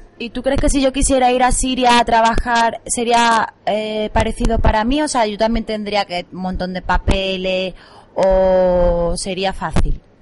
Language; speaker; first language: Spanish; native; Spanish